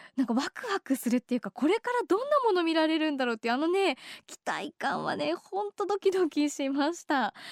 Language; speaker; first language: Japanese; native; Japanese